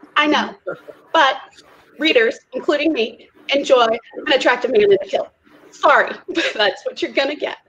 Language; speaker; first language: English; native; English